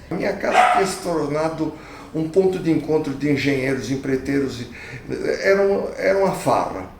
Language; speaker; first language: Portuguese; early bilingual, other home language; Italian